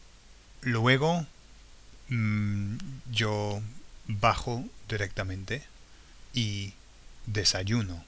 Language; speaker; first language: Spanish; non-native, fluent; English